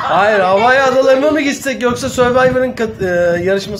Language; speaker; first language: Turkish; native; Turkish